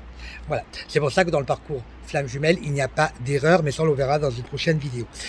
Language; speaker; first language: French; native; French